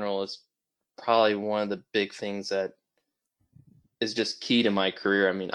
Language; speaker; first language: English; native; English